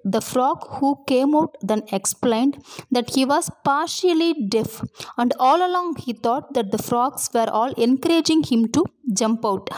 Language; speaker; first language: English; non-native, local second language; Tamil